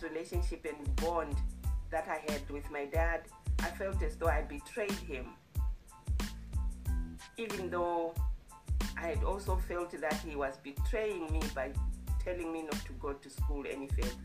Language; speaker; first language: English; non-native, local second language; Shona